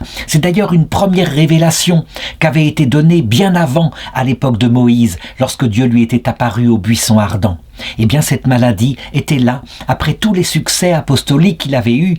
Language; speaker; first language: French; native; French